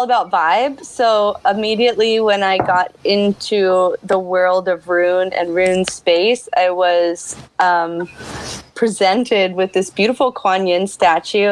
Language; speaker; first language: English; native; English